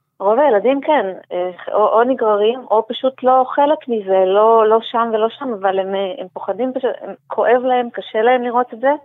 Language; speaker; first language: Hebrew; native; Hebrew